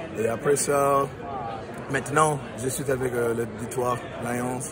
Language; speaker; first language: French; early bilingual, heritage; French